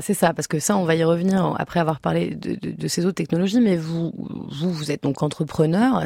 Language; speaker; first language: French; native; French